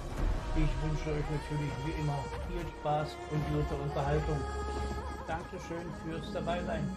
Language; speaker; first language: German; native; German